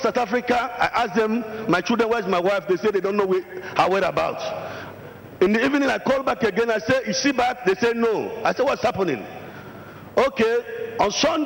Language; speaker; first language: English; non-native, local second language; Igbo